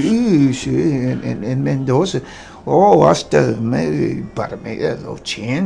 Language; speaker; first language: Spanish; non-native, learner; English